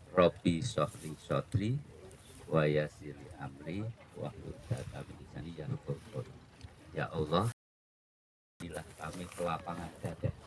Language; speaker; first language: Indonesian; non-native, local second language; Javanese